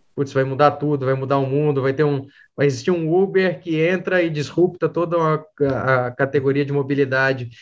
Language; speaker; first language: Portuguese; native; Portuguese